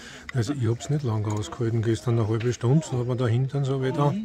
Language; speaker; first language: German; native; German